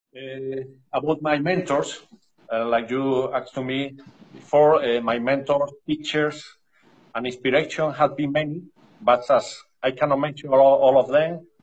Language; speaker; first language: English; non-native, learner; Spanish